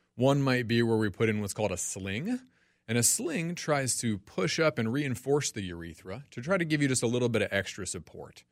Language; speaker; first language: English; native; English